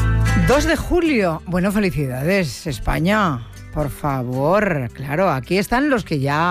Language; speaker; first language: Spanish; native; Spanish